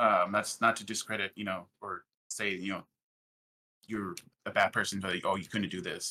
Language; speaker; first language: English; native; English